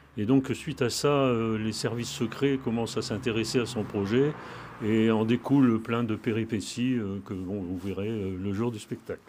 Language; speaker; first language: French; native; French